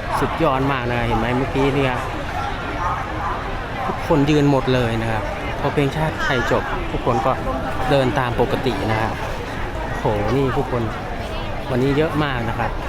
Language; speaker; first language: Thai; native; Thai